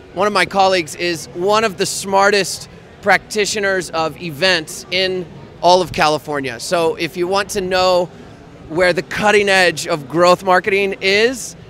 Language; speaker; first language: English; native; English